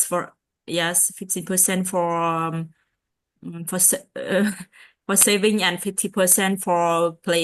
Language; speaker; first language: English; non-native, learner; Vietnamese